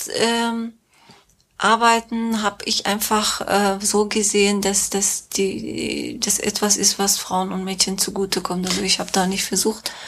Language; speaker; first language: German; non-native, fluent; Persian